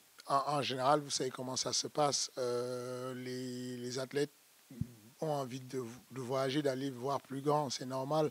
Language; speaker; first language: French; native; French